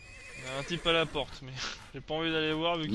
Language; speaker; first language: French; native; French